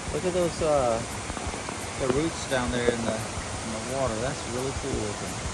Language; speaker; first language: English; native; English